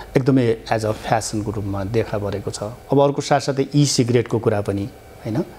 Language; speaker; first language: Nepali; native; Nepali